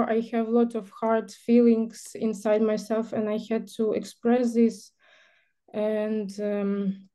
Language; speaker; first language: English; non-native, learner; Ukrainian